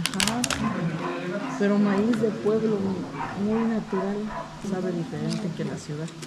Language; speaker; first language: Spanish; native; Spanish